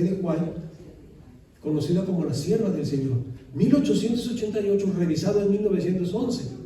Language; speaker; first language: Spanish; native; Spanish